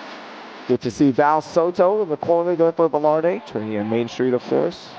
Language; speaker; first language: English; native; English